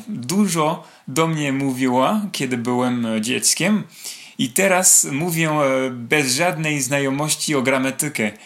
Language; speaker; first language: Polish; non-native, learner; French